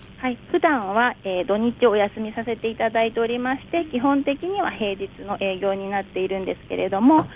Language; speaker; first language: Japanese; native; Japanese